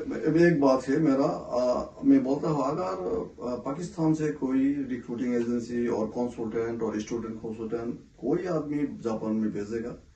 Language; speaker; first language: Hindi; non-native, local second language; Bangla